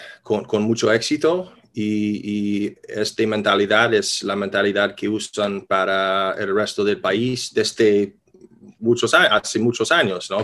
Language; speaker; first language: Spanish; non-native, fluent; English